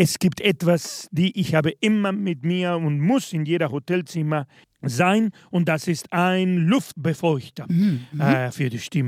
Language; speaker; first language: German; non-native, fluent; Spanish